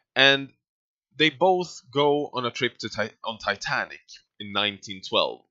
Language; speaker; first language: English; non-native, fluent; Swedish